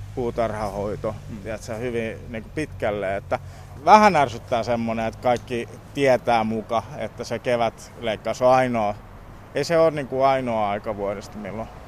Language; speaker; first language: Finnish; early bilingual, heritage; Finnish